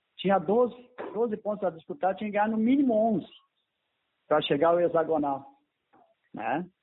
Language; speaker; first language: Portuguese; native; Portuguese